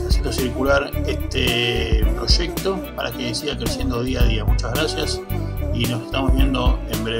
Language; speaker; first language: Spanish; native; Spanish